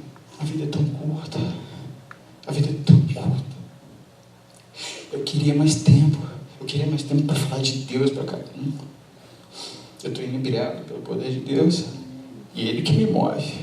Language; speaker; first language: Portuguese; native; Portuguese